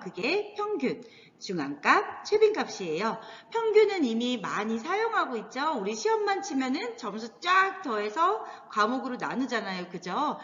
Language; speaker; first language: Korean; native; Korean